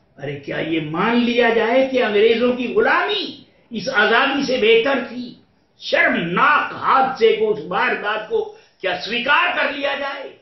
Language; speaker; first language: Hindi; native; Hindi